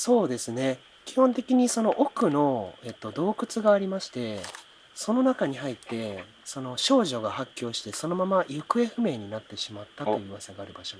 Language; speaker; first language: Japanese; native; Japanese